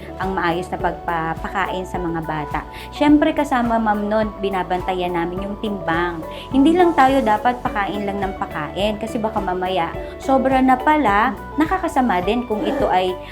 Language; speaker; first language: Filipino; native; Filipino